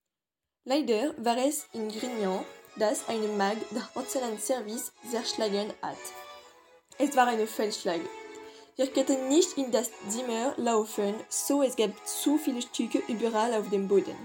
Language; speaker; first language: German; non-native, learner; French